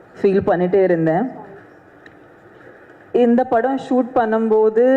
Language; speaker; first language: Tamil; non-native, fluent; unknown